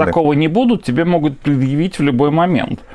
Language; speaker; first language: Russian; native; Russian